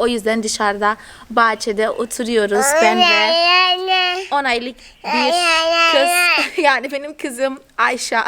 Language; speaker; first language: Turkish; non-native, fluent; Portuguese